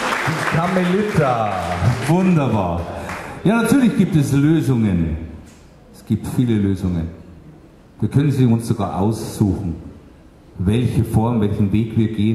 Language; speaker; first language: German; native; German